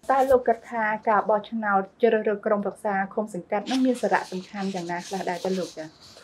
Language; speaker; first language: Khmer; native; Khmer